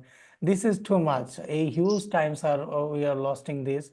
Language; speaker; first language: English; non-native, learner; Bangla